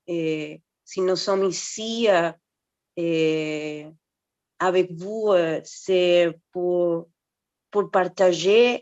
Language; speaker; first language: French; non-native, fluent; Spanish